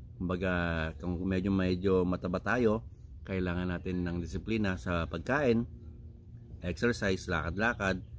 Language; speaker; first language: Filipino; non-native, local second language; Iloko